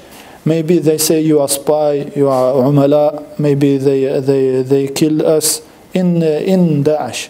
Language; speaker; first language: English; non-native, learner; French